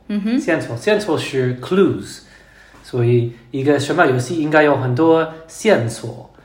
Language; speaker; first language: Chinese; non-native, learner; English